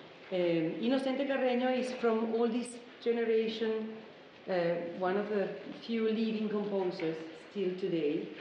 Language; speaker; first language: English; non-native, fluent; Spanish